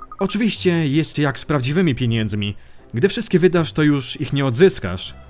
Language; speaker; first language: Polish; early bilingual, heritage; Polish